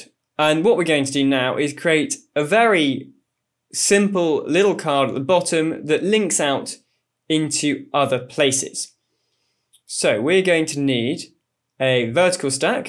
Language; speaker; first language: English; native; English